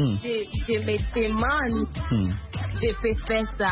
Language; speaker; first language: French; non-native, learner; Akan